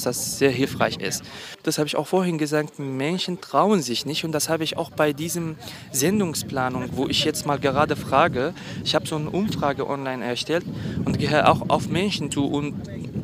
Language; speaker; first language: German; non-native, fluent; Kurdish